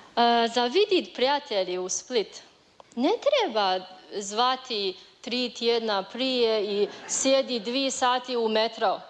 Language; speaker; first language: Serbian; non-native, learner; Chinese